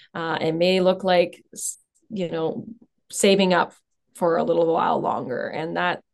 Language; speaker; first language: English; native; English